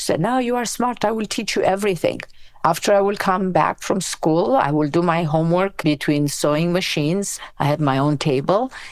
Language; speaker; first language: English; non-native, fluent; Romanian